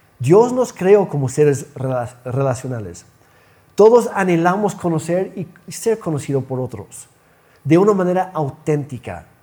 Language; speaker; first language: Spanish; non-native, fluent; English